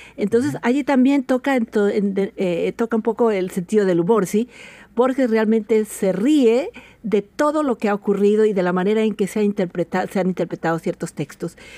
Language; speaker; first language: Spanish; native; Spanish